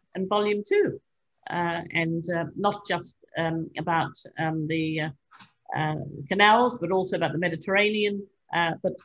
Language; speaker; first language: English; native; English